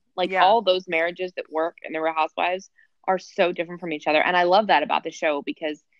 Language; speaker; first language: English; native; English